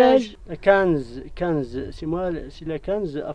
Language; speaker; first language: French; non-native, learner; Arabic